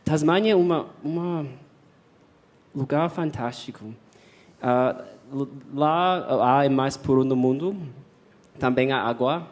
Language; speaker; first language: Portuguese; non-native, fluent; English